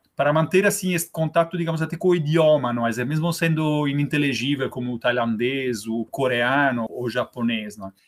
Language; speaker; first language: Portuguese; non-native, fluent; Italian